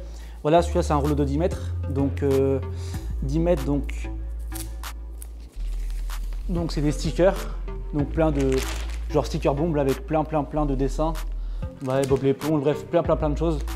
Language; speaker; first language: French; native; French